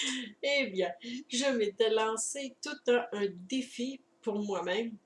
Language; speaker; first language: French; native; French